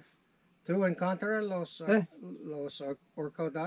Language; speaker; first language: Spanish; non-native, learner; English